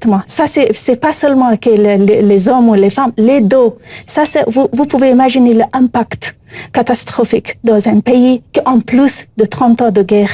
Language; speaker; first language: French; non-native, learner; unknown